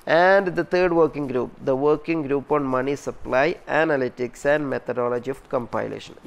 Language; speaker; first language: English; non-native, local second language; Malayalam